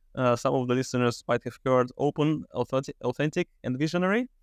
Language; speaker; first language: English; non-native, fluent; Russian